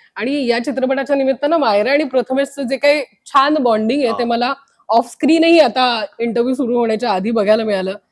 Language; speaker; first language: Marathi; native; Marathi